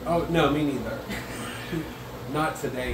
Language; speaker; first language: English; native; English